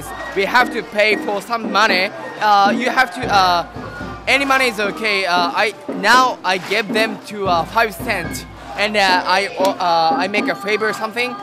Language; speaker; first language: English; non-native, learner; Japanese